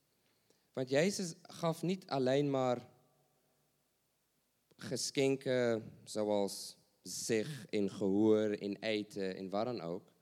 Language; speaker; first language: Dutch; non-native, learner; English